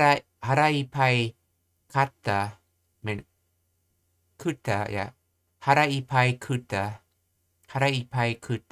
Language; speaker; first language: Japanese; non-native, learner; English